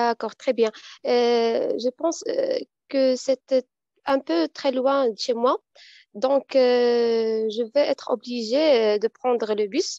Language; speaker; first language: French; non-native, fluent; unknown